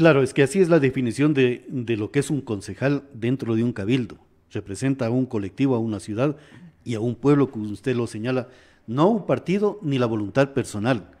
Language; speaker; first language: Spanish; native; Spanish